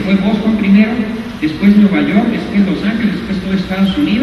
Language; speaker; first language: Spanish; native; Spanish